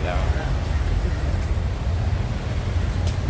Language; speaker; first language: English; non-native, learner; Slovenian